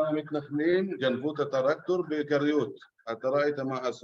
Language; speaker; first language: Hebrew; non-native, local second language; Arabic